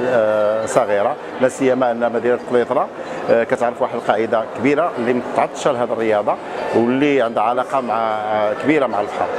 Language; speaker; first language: Arabic; native; Arabic